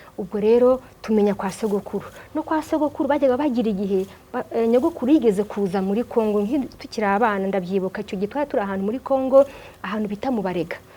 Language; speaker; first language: Kinyarwanda; early bilingual, heritage; Kinyarwanda